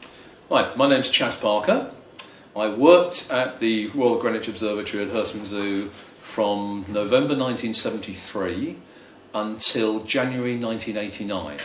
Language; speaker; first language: English; native; English